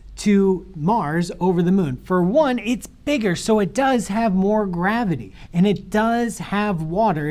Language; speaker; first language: English; native; English